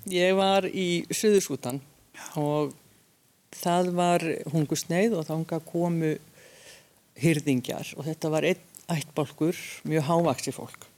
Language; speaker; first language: Icelandic; early bilingual, other home language; Hungarian